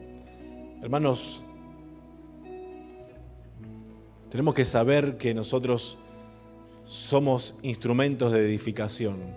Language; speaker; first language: Spanish; native; Spanish